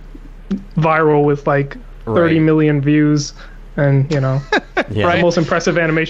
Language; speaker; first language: English; native; English